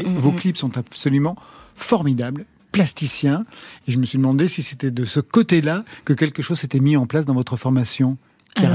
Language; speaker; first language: French; native; French